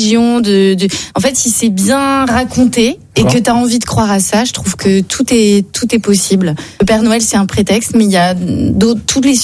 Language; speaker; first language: French; native; French